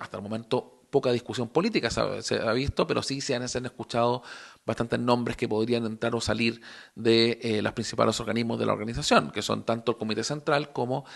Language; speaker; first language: Spanish; native; Spanish